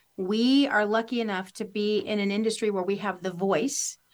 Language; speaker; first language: English; native; English